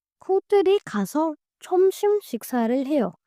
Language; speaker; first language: Korean; non-native, learner; Hindi